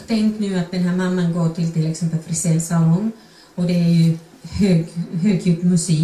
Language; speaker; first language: Swedish; non-native, fluent; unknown